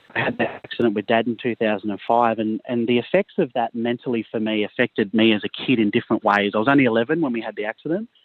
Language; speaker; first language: English; native; English